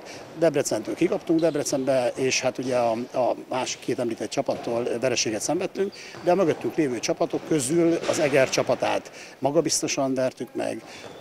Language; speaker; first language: Hungarian; native; Hungarian